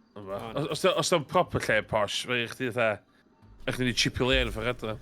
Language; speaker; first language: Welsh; native; Welsh